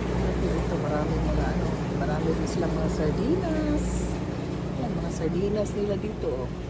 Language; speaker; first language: Filipino; non-native, local second language; Cebuano